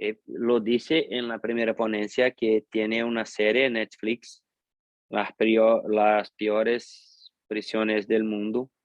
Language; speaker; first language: Spanish; non-native, fluent; Portuguese